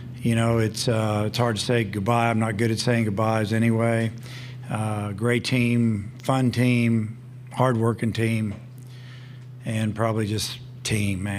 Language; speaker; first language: English; native; English